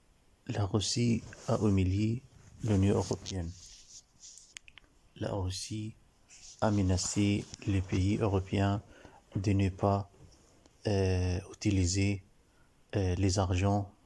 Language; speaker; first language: French; non-native, learner; Arabic